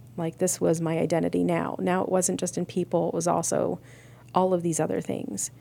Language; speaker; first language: English; native; English